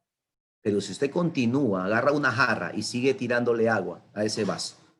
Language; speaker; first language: Spanish; native; Spanish